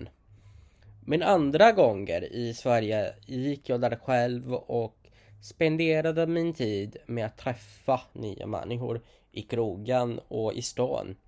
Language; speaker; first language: Swedish; non-native, fluent; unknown